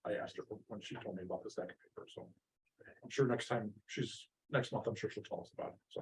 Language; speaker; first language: English; native; English